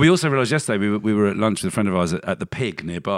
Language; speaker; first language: English; native; English